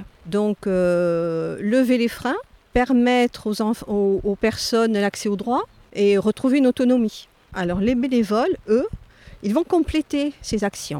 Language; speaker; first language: French; native; French